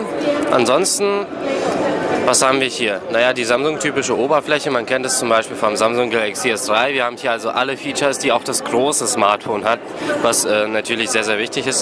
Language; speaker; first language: German; native; German